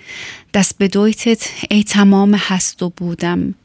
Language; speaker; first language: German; non-native, learner; Persian